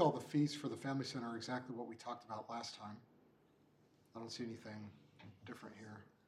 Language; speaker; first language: English; native; English